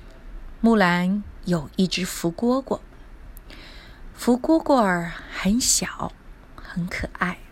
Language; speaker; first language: Chinese; non-native, learner; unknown